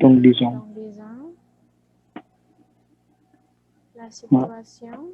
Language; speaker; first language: French; non-native, fluent; Indonesian